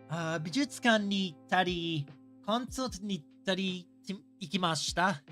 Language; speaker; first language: Japanese; non-native, learner; English